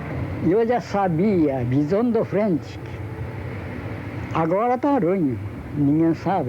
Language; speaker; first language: Portuguese; non-native, learner; Japanese